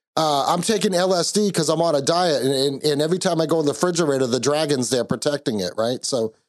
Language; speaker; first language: English; native; English